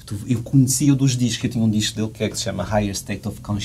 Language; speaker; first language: Portuguese; native; Portuguese